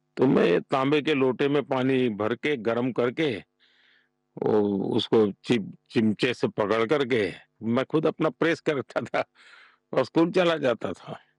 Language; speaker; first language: Hindi; non-native, local second language; Gujarati